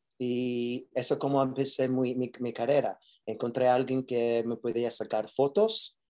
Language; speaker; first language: Spanish; early bilingual, heritage; Spanish